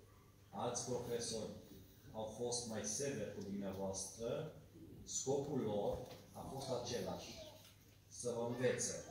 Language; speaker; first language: Romanian; native; Romanian